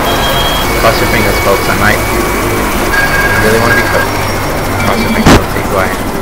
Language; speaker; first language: English; native; English